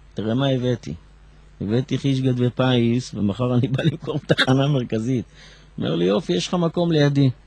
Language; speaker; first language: Hebrew; early bilingual, other home language; Arabic